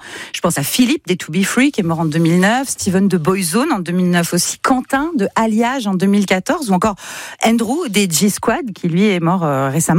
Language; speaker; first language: French; native; French